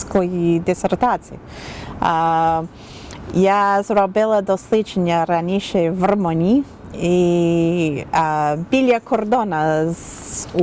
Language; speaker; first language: Ukrainian; non-native, learner; English